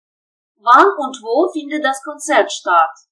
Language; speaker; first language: German; non-native, fluent; Russian